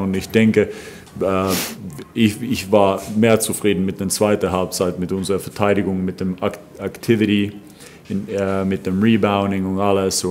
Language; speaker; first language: German; non-native, fluent; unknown